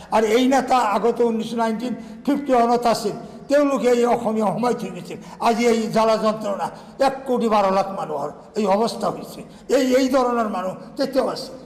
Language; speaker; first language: Assamese; non-native, local second language; Bangla